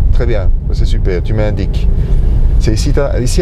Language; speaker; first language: French; native; French